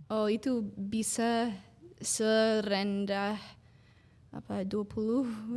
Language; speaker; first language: Indonesian; non-native, fluent; English